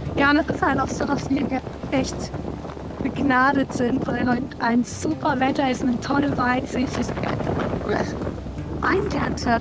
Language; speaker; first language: German; native; German